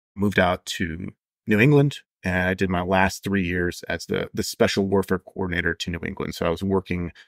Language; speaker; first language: English; native; English